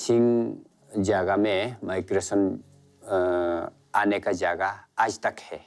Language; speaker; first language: Hindi; non-native, local second language; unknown